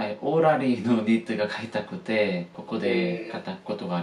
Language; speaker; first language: Japanese; non-native, fluent; Korean